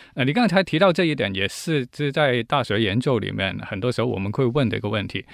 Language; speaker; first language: Chinese; non-native, local second language; Cantonese